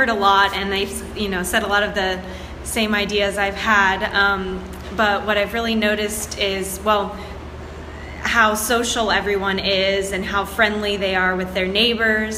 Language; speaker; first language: English; native; English